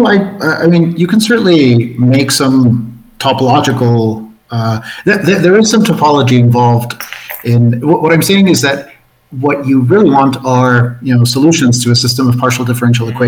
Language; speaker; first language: English; non-native, fluent; Spanish